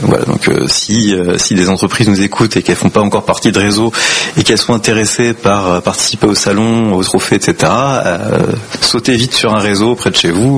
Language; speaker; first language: French; native; French